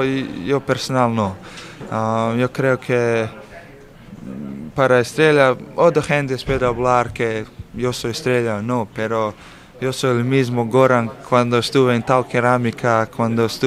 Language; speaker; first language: Spanish; non-native, fluent; Slovenian